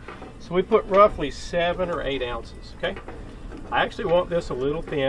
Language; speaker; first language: English; native; English